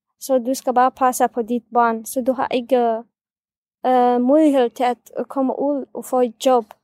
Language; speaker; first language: Danish; non-native, fluent; Kurdish